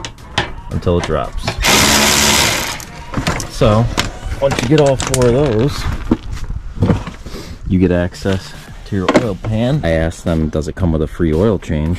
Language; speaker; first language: English; native; English